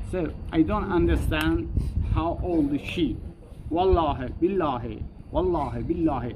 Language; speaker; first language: English; non-native, learner; Persian